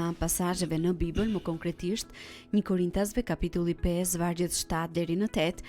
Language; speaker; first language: Albanian; native; Albanian